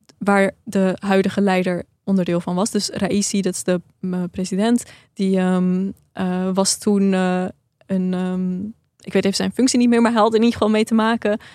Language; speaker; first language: Dutch; early bilingual, other home language; Persian